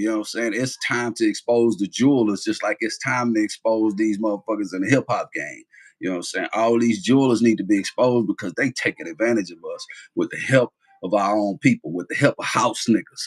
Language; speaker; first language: English; native; English